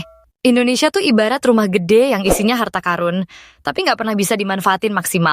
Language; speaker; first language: Indonesian; native; Indonesian